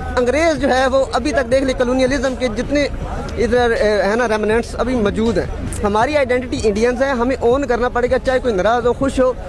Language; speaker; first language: Urdu; non-native, local second language; Punjabi